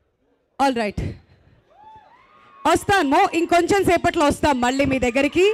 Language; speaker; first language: Telugu; native; Telugu